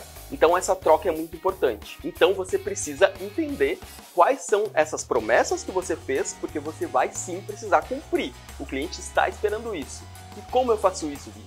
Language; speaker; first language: Portuguese; native; Portuguese